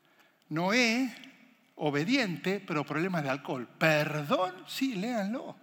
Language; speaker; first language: Spanish; native; Spanish